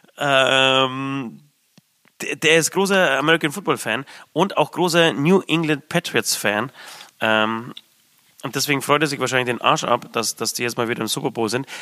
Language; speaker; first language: German; early bilingual, other home language; Polish